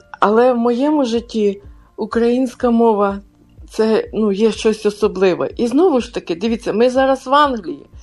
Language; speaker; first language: Ukrainian; non-native, local second language; Russian